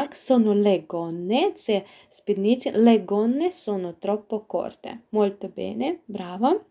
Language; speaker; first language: Italian; non-native, fluent; Ukrainian